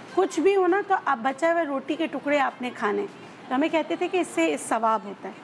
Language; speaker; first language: Urdu; native; Urdu